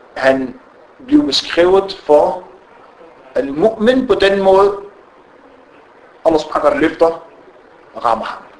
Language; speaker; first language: Danish; non-native, fluent; Arabic